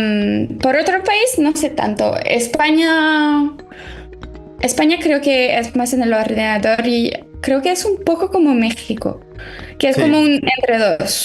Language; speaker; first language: Spanish; non-native, fluent; French